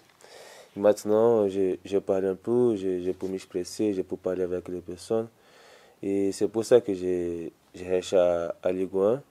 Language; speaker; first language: French; non-native, learner; Portuguese